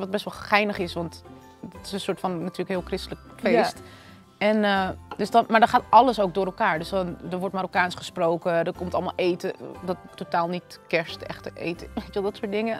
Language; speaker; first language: Dutch; native; Dutch